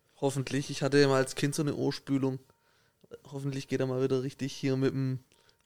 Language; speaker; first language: German; native; German